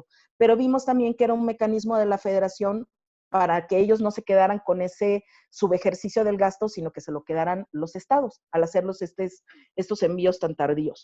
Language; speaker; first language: Spanish; native; Spanish